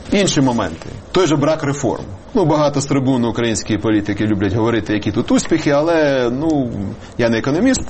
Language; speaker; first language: Ukrainian; native; Ukrainian